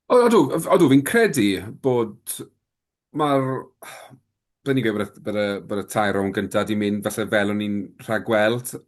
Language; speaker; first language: Welsh; native; Welsh